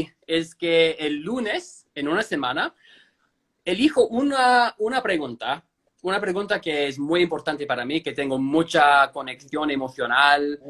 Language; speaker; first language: Spanish; non-native, fluent; English